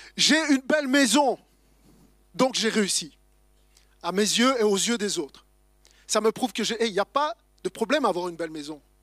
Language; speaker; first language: French; native; French